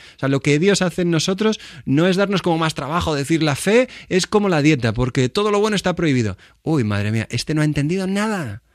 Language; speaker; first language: Spanish; native; Spanish